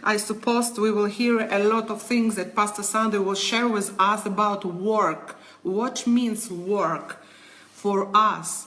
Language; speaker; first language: English; non-native, learner; Ukrainian